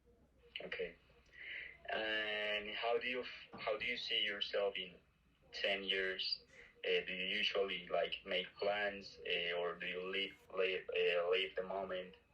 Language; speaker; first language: English; non-native, fluent; Spanish